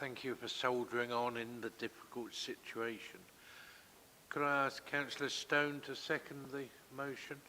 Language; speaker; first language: English; native; English